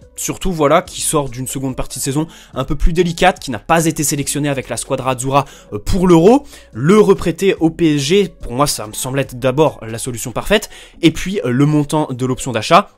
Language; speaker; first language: French; native; French